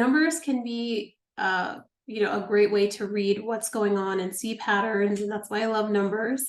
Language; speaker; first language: English; native; English